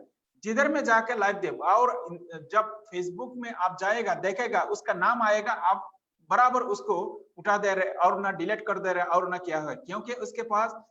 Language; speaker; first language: Hindi; non-native, fluent; Bangla